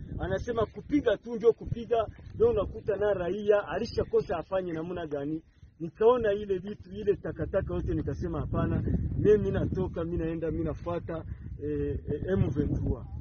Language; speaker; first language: Swahili; non-native, local second language; Kinyarwanda